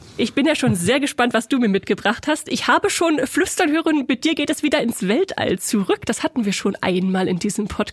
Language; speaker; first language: German; native; German